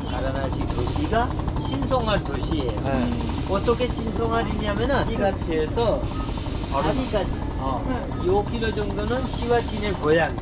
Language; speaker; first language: Korean; non-native, learner; Hindi